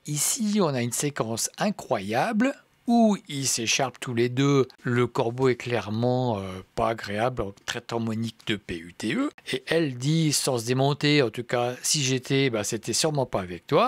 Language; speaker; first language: French; native; French